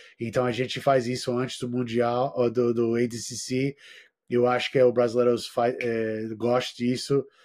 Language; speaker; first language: Portuguese; non-native, learner; English